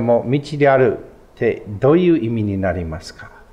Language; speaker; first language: Japanese; non-native, fluent; English